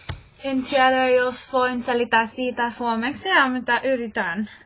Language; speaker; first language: Finnish; non-native, learner; English